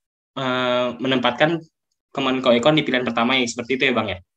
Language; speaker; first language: Indonesian; native; Indonesian